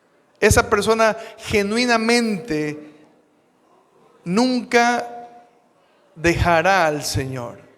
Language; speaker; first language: Spanish; native; Spanish